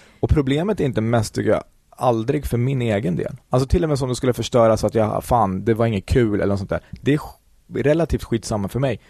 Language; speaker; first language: Swedish; early bilingual, other home language; Kurdish